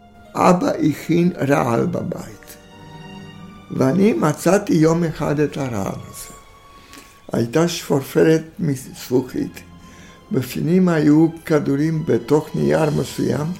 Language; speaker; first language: Hebrew; non-native, fluent; Romanian